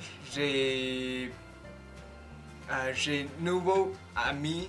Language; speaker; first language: French; non-native, learner; Chinese